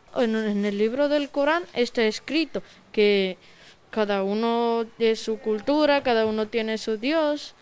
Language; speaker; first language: Spanish; early bilingual, other home language; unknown